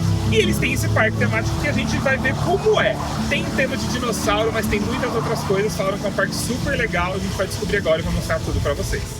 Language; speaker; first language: Portuguese; native; Portuguese